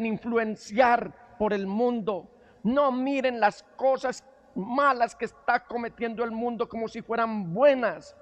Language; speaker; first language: Spanish; native; Spanish